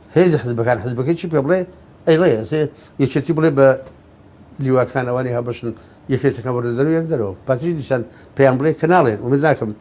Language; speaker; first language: Central Kurdish; non-native, local second language; Gurani